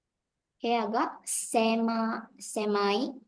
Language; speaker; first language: Japanese; non-native, learner; Indonesian